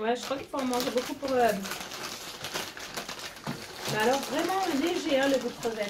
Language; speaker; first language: French; native; French